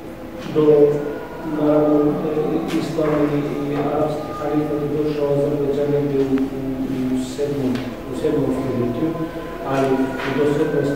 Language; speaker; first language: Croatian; non-native, fluent; Azerbaijani